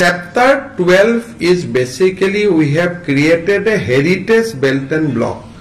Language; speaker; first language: English; non-native, local second language; Assamese